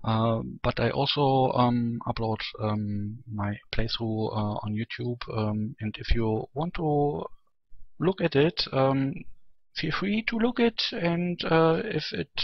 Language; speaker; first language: English; non-native, learner; German